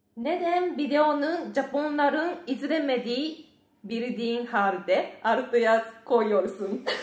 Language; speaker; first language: Turkish; non-native, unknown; Japanese